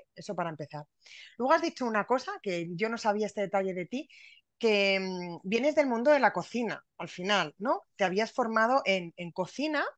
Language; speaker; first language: Spanish; native; Spanish